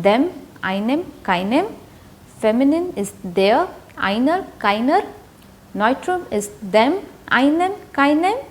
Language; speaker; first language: German; non-native, fluent; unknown